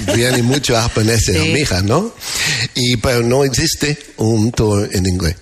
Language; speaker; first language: Spanish; non-native, learner; English